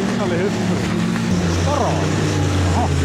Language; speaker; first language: Finnish; native; Finnish